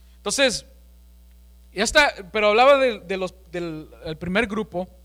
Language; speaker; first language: Spanish; early bilingual, heritage; Spanish